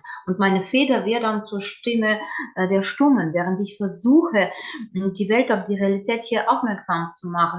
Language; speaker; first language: German; non-native, fluent; Ukrainian